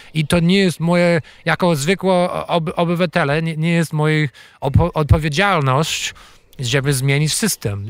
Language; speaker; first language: Polish; non-native, fluent; English